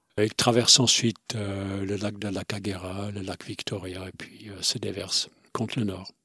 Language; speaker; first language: French; non-native, local second language; Swiss German